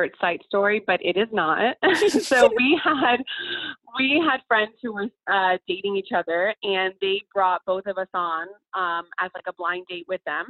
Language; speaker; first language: English; early bilingual, other home language; Spanish